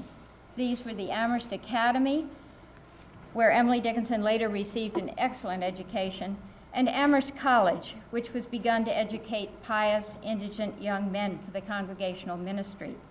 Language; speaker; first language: English; native; English